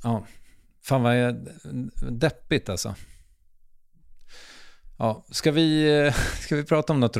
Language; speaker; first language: Swedish; native; Swedish